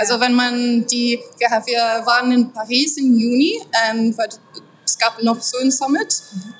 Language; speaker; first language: German; non-native, fluent; French